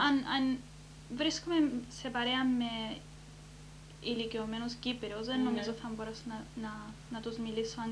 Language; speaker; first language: Greek; early bilingual, heritage; Greek